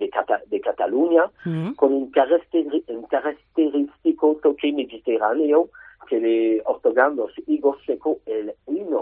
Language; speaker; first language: Spanish; non-native, learner; French